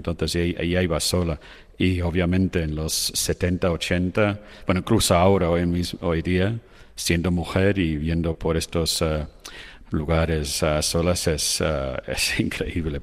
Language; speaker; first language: Spanish; non-native, fluent; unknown